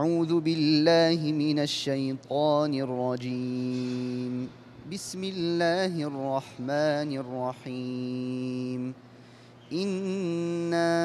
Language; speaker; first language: Arabic; non-native, fluent; Russian